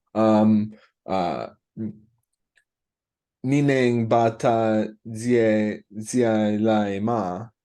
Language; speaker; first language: Chinese; non-native, learner; English